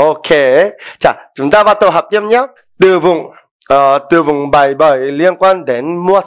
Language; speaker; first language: Vietnamese; non-native, fluent; Korean